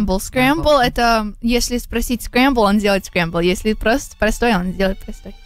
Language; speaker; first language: Russian; early bilingual, heritage; Russian